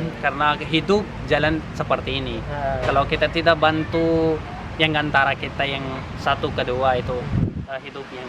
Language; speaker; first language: Indonesian; non-native, learner; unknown